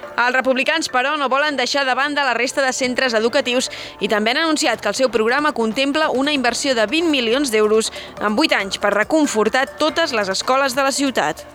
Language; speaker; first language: Catalan; native; Catalan